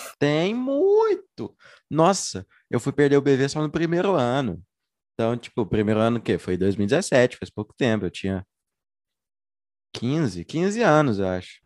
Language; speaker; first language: Portuguese; native; Portuguese